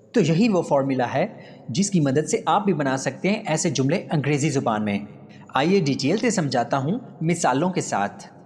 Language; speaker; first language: Urdu; native; Urdu